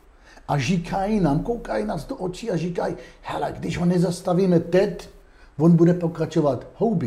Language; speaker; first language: Czech; non-native, fluent; Hebrew